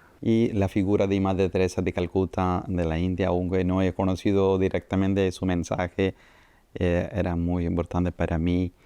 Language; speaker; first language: Spanish; non-native, fluent; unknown